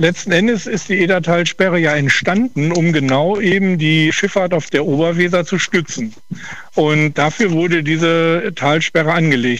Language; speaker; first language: German; native; German